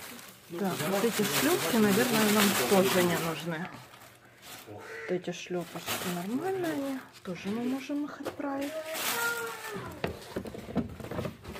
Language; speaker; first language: Russian; native; Russian